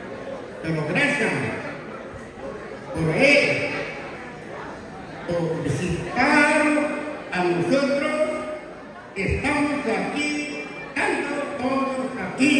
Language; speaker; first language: Spanish; non-native, local second language; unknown